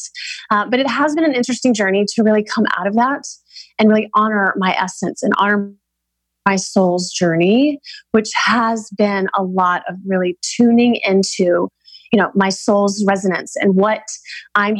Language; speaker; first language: English; native; English